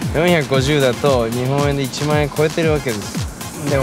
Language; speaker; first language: Japanese; native; Japanese